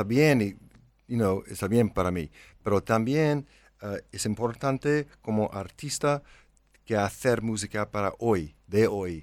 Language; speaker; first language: Spanish; non-native, learner; English